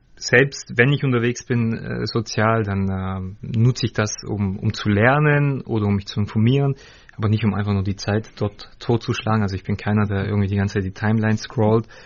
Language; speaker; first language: German; early bilingual, other home language; Russian